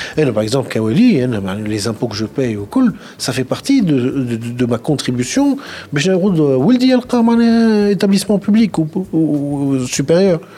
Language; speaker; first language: French; non-native, local second language; Arabic